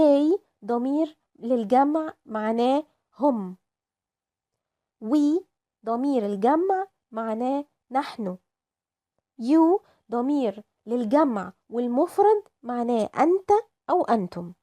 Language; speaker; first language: Arabic; native; Arabic